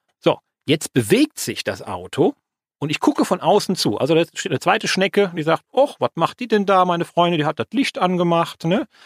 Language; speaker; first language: German; native; German